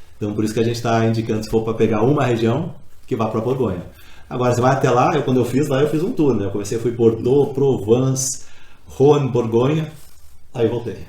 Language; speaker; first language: Portuguese; native; Portuguese